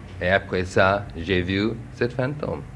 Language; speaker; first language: French; non-native, learner; English